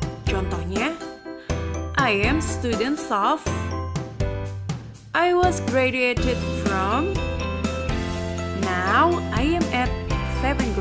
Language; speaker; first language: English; non-native, learner; Indonesian